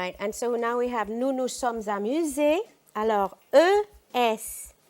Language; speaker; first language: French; non-native, fluent; English